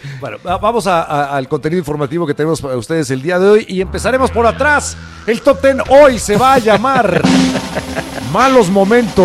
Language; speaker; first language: Spanish; native; Spanish